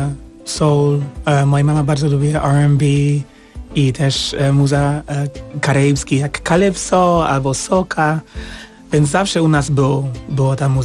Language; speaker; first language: Polish; non-native, fluent; English